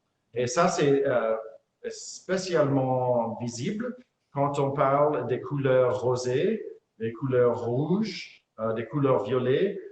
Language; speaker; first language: French; non-native, fluent; English